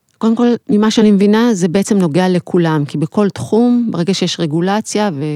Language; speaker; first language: Hebrew; native; Hebrew